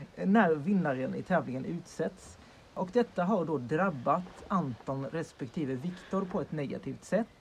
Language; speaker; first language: Swedish; native; Swedish